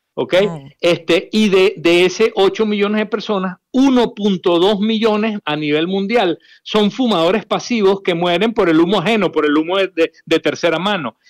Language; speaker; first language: Spanish; native; Spanish